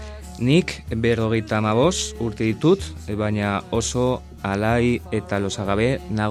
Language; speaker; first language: Basque; non-native, learner; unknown